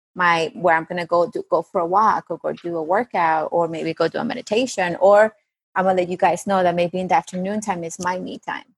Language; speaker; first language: English; non-native, fluent; Spanish